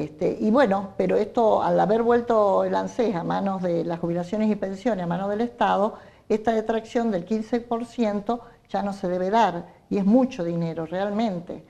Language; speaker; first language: Spanish; native; Spanish